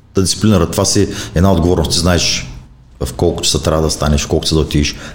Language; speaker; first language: Bulgarian; native; Bulgarian